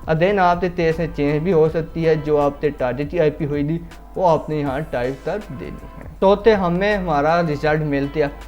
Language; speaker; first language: Urdu; non-native, local second language; Punjabi